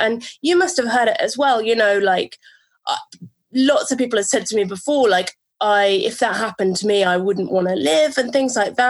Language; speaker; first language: English; native; English